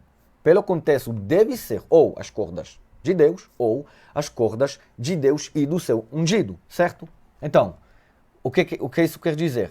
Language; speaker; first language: Portuguese; non-native, fluent; Hebrew